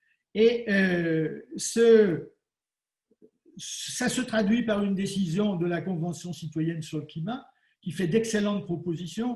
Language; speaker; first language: French; native; French